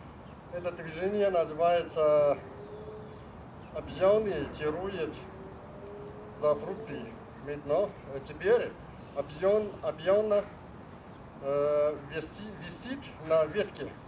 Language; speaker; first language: Russian; non-native, learner; Chinese